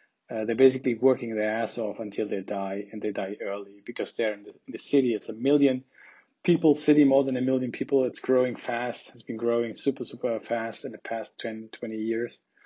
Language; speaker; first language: English; non-native, fluent; German